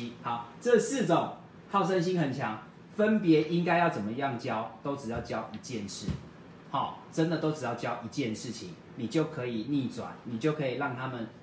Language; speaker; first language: Chinese; native; Chinese